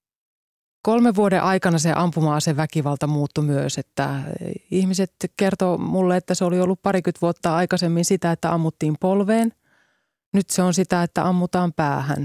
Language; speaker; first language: Finnish; native; Finnish